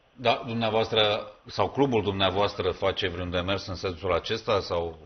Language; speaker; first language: Romanian; native; Romanian